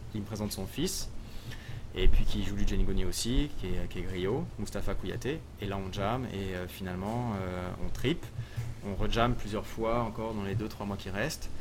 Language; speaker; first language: French; native; French